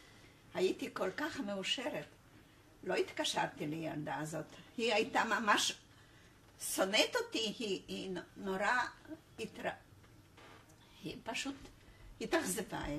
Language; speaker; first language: Hebrew; non-native, fluent; Polish